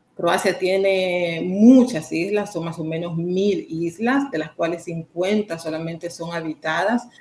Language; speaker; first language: Spanish; native; Spanish